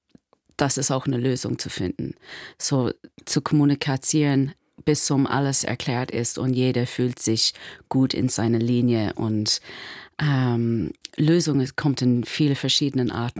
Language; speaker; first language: German; non-native, learner; English